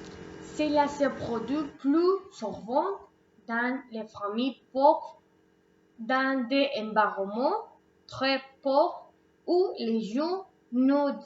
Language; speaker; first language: French; non-native, learner; Spanish